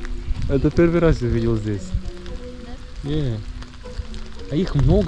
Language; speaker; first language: Russian; non-native, learner; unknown